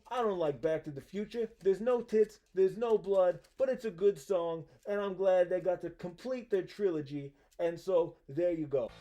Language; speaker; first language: English; native; English